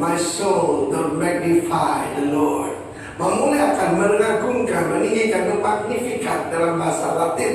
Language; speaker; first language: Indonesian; native; Indonesian